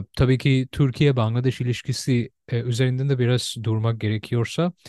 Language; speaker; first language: Turkish; non-native, fluent; Bangla